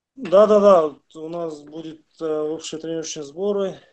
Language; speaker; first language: Russian; non-native, local second language; Kazakh